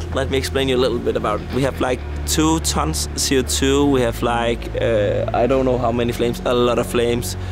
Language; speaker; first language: English; non-native, fluent; Danish